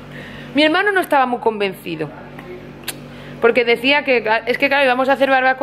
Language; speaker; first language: Spanish; native; Spanish